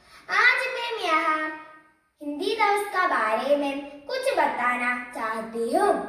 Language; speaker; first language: Hindi; non-native, local second language; Malayalam